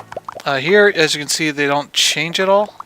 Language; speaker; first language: English; native; English